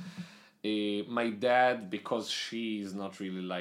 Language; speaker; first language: English; non-native, fluent; Hebrew